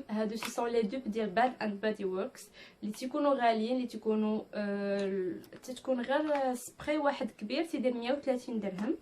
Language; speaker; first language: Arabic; native; Arabic